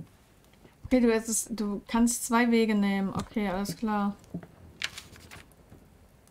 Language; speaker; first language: German; native; German